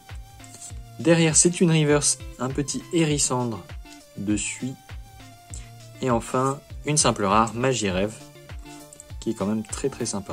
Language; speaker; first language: French; native; French